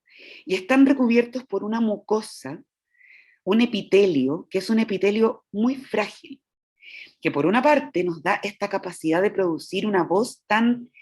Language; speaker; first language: Spanish; native; Spanish